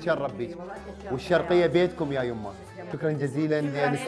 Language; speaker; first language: Arabic; native; Arabic